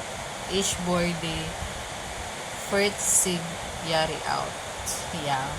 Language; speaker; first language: German; non-native, learner; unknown